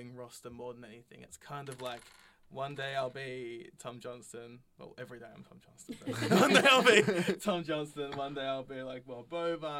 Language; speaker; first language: English; native; English